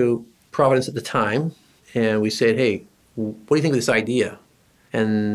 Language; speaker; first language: English; native; English